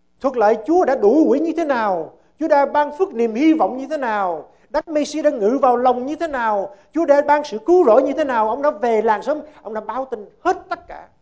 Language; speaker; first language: Vietnamese; early bilingual, heritage; Vietnamese